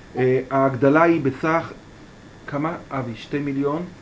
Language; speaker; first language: Hebrew; native; Hebrew